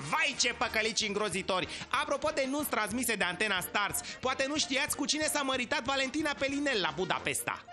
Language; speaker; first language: Romanian; native; Romanian